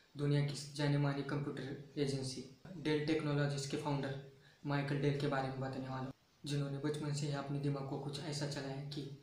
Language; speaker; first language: Hindi; non-native, local second language; Marathi